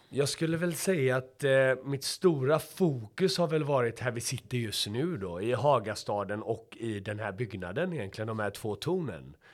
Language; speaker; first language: Swedish; early bilingual, other home language; Persian